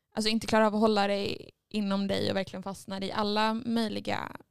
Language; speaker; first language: Swedish; native; Swedish